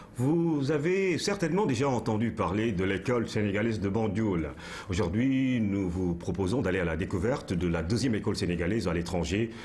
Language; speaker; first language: French; non-native, local second language; Wolof